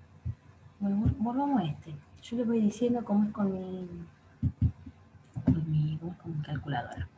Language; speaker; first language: Spanish; native; Spanish